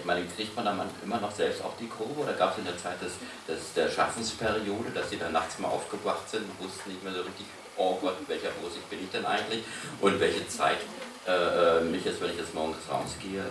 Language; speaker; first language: German; native; German